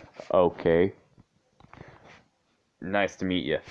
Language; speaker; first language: English; native; English